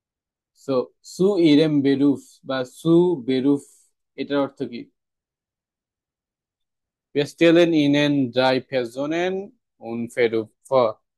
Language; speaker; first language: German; non-native, fluent; Bangla